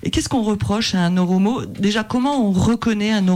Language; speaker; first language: French; native; French